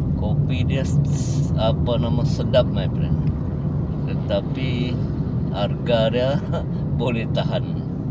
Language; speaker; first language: Malay; native; Malay